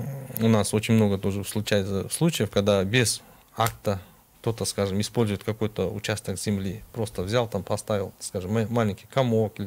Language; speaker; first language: Russian; non-native, local second language; Kyrgyz